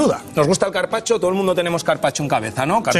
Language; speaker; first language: Spanish; native; Spanish